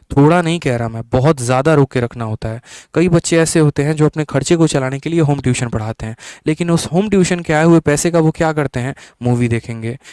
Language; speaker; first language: Hindi; native; Hindi